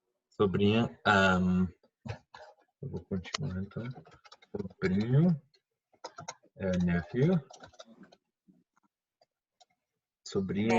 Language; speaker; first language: Portuguese; non-native, fluent; English